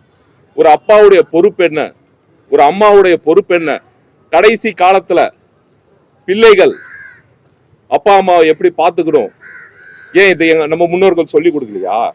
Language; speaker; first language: Tamil; native; Tamil